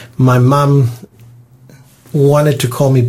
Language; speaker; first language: English; non-native, fluent; Spanish